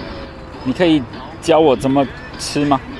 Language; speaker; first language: Chinese; non-native, learner; English